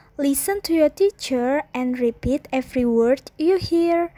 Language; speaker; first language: English; non-native, fluent; Indonesian